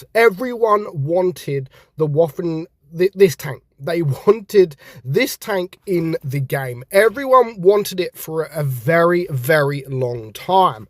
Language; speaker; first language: English; native; English